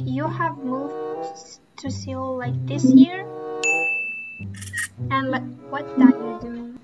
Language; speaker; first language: English; non-native, fluent; Tatar